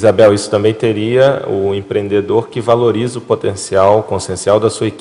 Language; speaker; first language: Portuguese; native; Portuguese